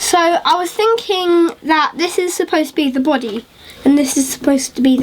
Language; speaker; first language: English; native; English